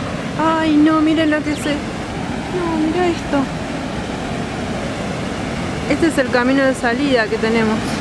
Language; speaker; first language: Spanish; native; Spanish